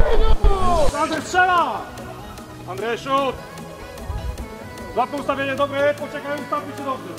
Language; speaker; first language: Polish; native; Polish